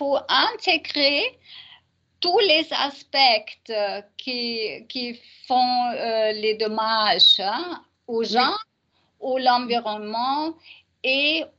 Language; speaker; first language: French; non-native, learner; German